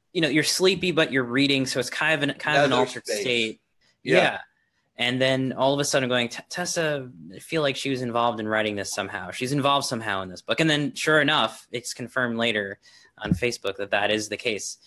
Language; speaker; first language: English; native; English